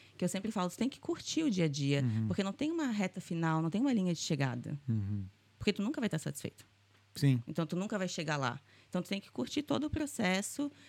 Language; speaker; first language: Portuguese; native; Portuguese